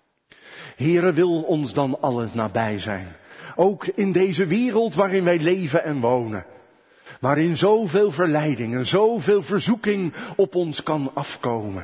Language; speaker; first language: Dutch; native; Dutch